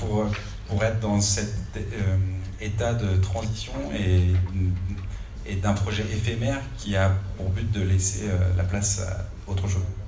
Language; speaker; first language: French; non-native, fluent; Dutch